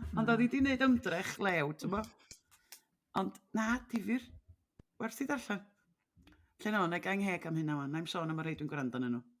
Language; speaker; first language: Welsh; native; Welsh